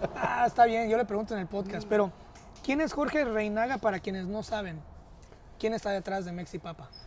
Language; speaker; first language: Spanish; early bilingual, heritage; Spanish